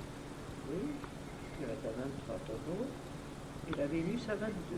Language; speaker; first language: French; native; French